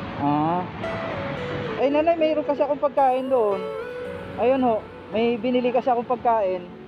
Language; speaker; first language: Filipino; non-native, local second language; Waray